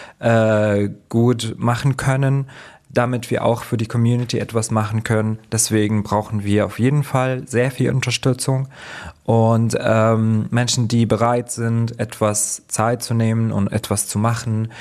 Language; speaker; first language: German; non-native, fluent; Arabic